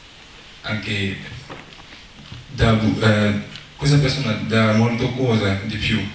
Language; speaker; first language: Italian; non-native, learner; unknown